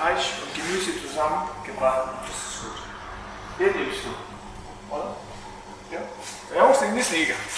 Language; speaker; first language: German; non-native, learner; Mongolian